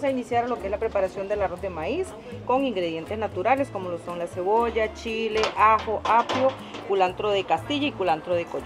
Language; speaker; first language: Spanish; native; Spanish